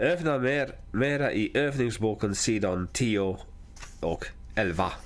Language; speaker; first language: Swedish; non-native, learner; English